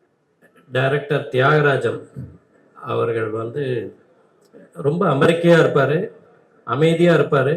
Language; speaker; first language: Tamil; native; Tamil